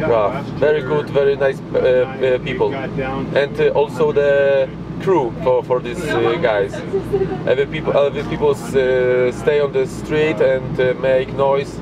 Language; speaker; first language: English; non-native, learner; Polish